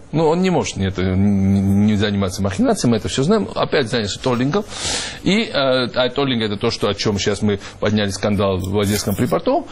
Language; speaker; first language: Russian; non-native, local second language; Georgian